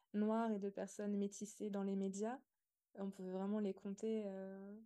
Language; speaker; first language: French; native; French